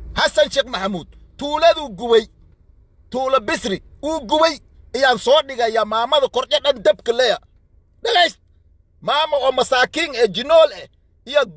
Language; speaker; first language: Somali; non-native, local second language; Swahili